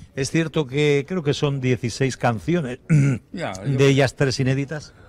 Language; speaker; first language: Spanish; non-native, fluent; English